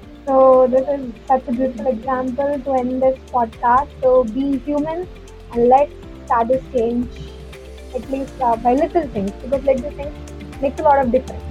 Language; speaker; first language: English; non-native, local second language; Telugu